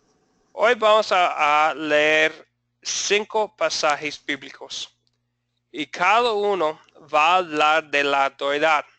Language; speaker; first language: Spanish; non-native, fluent; English